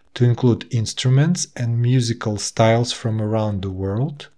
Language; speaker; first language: English; non-native, fluent; Russian